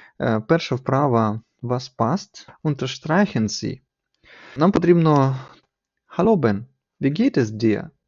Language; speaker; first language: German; non-native, fluent; Ukrainian